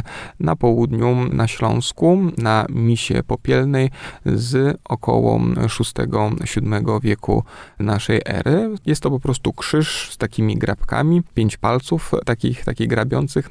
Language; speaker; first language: Polish; native; Polish